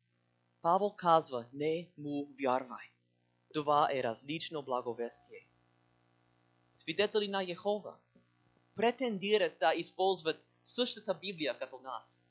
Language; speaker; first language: Bulgarian; non-native, learner; English